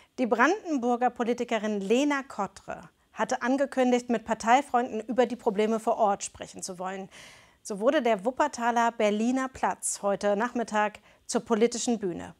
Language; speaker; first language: German; native; German